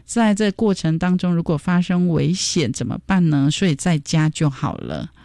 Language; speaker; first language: Chinese; native; Chinese